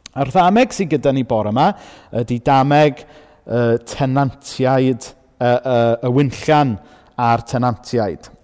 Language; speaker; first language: Welsh; native; Welsh